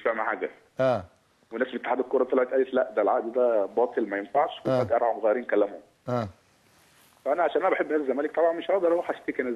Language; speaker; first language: Arabic; native; Arabic